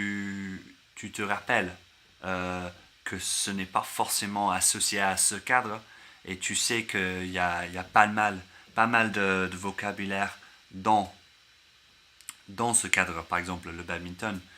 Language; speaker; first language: French; non-native, learner; English